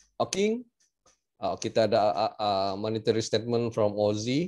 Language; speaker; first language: English; non-native, local second language; Malay